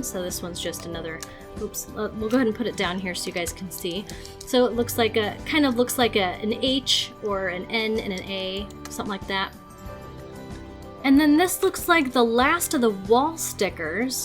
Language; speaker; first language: English; native; English